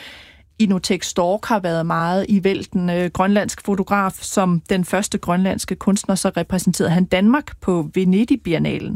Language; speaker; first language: Danish; native; Danish